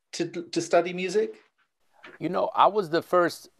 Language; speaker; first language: English; native; English